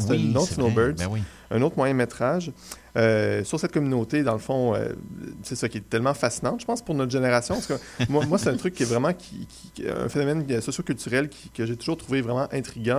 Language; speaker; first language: French; native; French